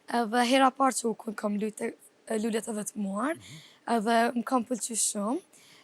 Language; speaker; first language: Albanian; non-native, fluent; Turkish